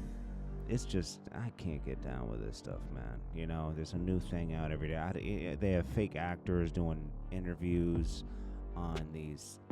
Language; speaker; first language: English; native; English